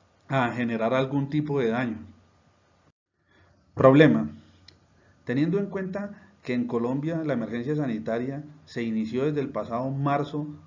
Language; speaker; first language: Spanish; native; Spanish